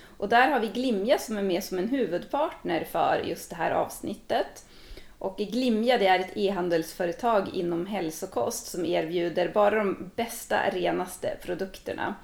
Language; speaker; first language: Swedish; native; Swedish